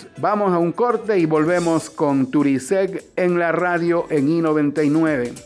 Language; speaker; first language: Spanish; native; Spanish